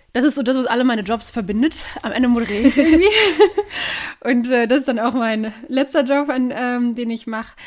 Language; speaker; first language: German; native; German